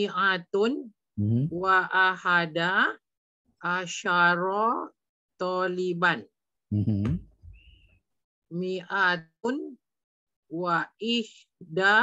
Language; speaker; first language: Arabic; non-native, learner; Malay